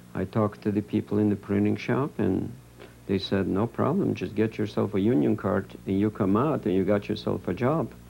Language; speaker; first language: English; non-native, fluent; Yiddish